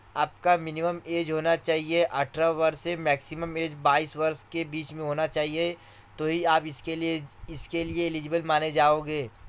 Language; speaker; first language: Hindi; native; Hindi